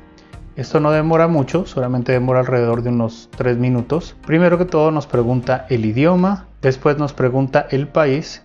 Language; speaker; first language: Spanish; native; Spanish